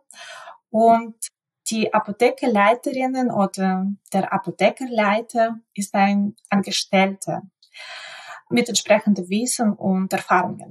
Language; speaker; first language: German; non-native, fluent; Ukrainian